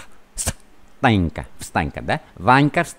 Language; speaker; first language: Russian; non-native, fluent; Vietnamese